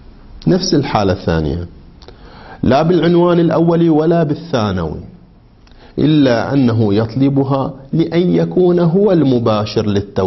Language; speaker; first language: Arabic; native; Arabic